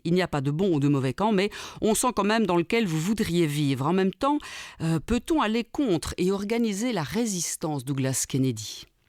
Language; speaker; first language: French; native; French